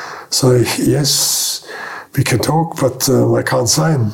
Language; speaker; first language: English; non-native, fluent; German